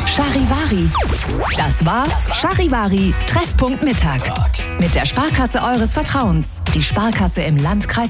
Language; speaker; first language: German; native; German